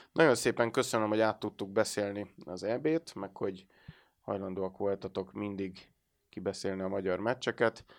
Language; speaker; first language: Hungarian; native; Hungarian